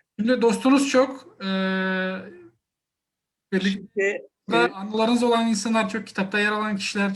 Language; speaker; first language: Turkish; native; Turkish